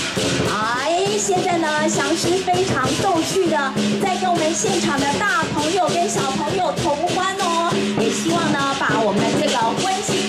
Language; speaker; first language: Chinese; native; Chinese